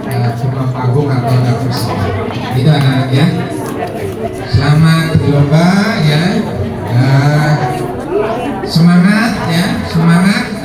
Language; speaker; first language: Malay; non-native, local second language; Javanese